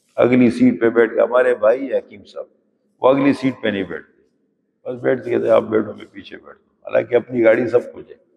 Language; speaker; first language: Urdu; native; Urdu